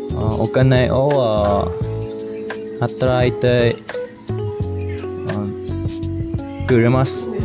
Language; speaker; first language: Japanese; non-native, learner; Vietnamese